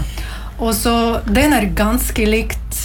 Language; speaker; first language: Norwegian; non-native, learner; Latvian